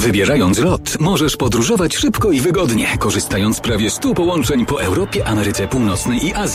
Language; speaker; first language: Polish; native; Polish